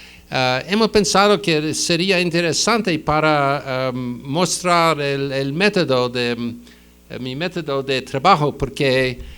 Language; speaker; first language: Spanish; non-native, fluent; English